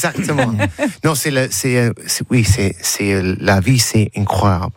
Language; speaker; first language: French; non-native, learner; English